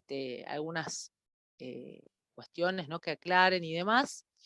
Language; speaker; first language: Spanish; native; Spanish